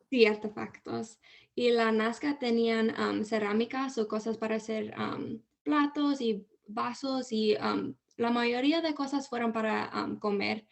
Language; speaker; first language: Spanish; early bilingual, heritage; Spanish